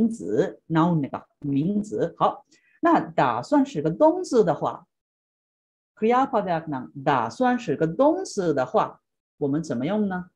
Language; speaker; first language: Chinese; non-native, fluent; Sinhala